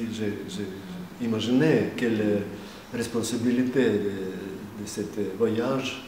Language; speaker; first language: French; non-native, fluent; Russian